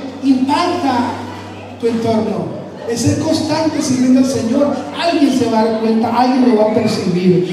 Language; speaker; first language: Spanish; native; Spanish